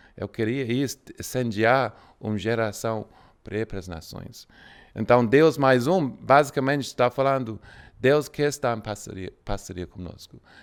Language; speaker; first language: Portuguese; non-native, fluent; English